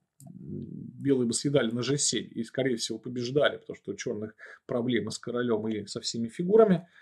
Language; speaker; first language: Russian; native; Russian